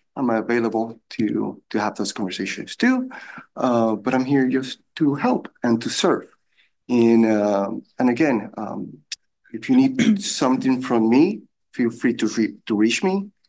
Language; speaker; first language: English; non-native, fluent; Spanish